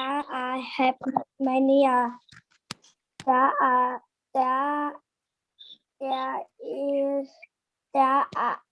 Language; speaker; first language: English; non-native, learner; Vietnamese